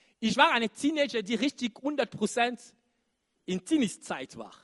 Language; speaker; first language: German; non-native, fluent; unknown